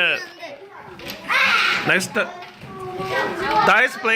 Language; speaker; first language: English; non-native, fluent; Korean